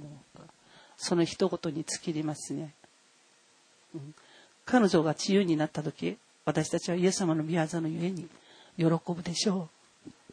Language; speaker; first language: Japanese; non-native, fluent; Korean